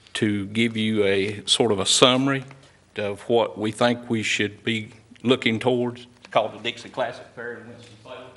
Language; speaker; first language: English; native; English